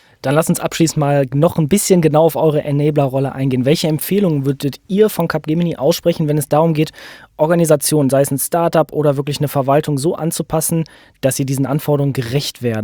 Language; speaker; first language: German; native; German